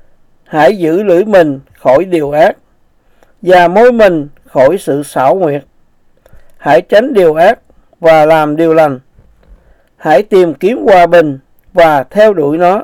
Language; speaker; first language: Vietnamese; native; Vietnamese